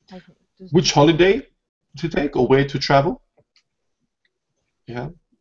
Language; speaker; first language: English; non-native, fluent; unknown